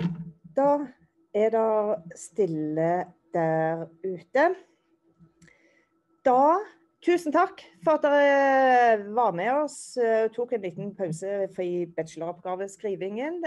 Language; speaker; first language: Norwegian; native; Norwegian